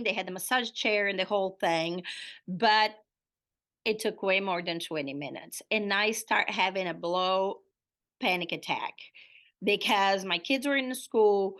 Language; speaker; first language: English; non-native, fluent; Portuguese